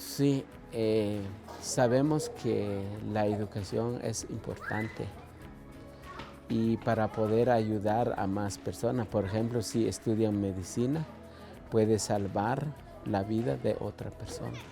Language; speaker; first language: Spanish; non-native, local second language; Kʼicheʼ